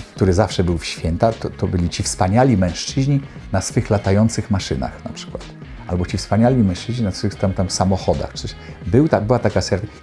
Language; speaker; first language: Polish; native; Polish